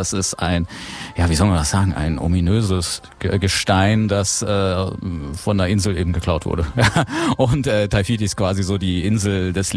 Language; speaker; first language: German; native; German